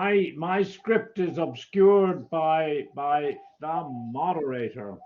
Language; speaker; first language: English; native; English